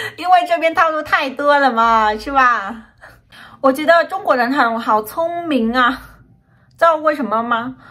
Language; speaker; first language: Chinese; non-native, fluent; Vietnamese